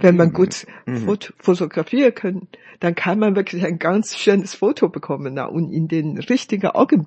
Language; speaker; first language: German; non-native, fluent; Chinese